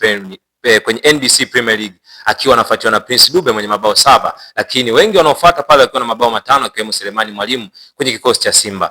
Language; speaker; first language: Swahili; native; Swahili